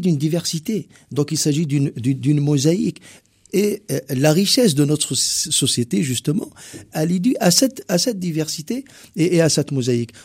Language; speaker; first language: French; non-native, local second language; Arabic